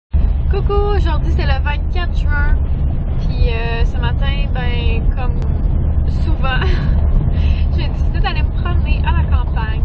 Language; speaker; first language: French; native; French